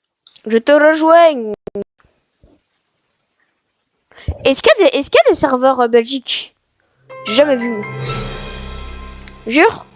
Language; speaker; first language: French; native; French